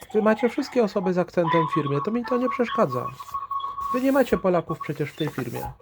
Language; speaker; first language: Polish; native; Polish